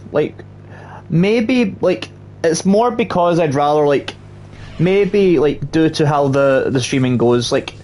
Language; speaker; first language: English; native; English